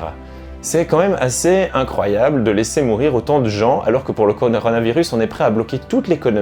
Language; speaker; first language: French; native; French